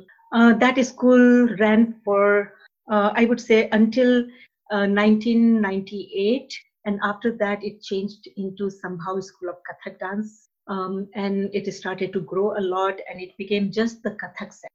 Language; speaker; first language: English; non-native, local second language; Hindi